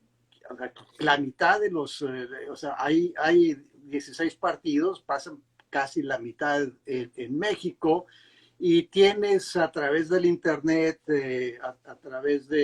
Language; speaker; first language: Spanish; native; Spanish